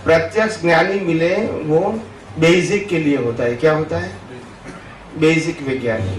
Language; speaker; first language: Hindi; non-native, local second language; Gujarati